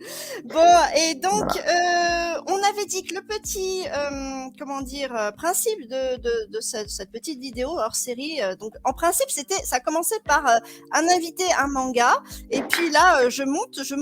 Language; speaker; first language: French; native; French